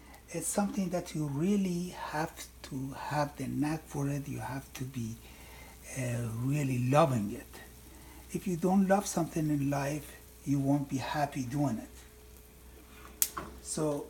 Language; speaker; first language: English; non-native, fluent; Persian